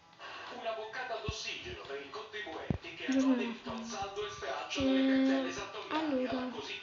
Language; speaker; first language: Italian; native; Italian